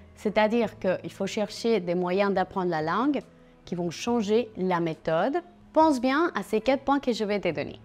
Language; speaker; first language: French; non-native, fluent; Spanish